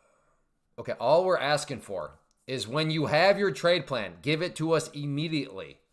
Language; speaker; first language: English; native; English